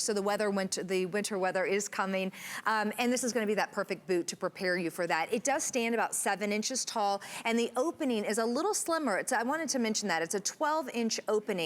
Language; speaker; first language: English; native; English